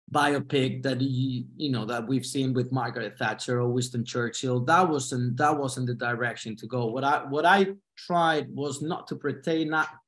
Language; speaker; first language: English; non-native, fluent; Spanish